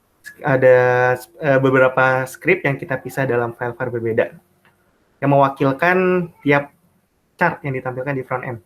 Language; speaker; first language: Indonesian; native; Indonesian